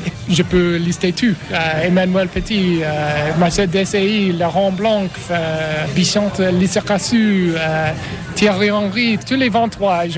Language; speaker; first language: French; non-native, learner; English